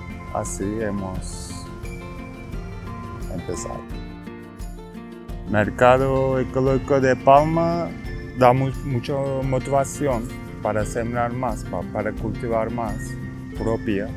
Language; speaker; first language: Spanish; non-native, learner; Turkish